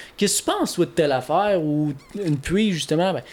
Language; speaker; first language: French; native; French